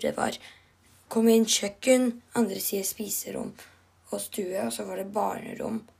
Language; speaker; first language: Norwegian; non-native, learner; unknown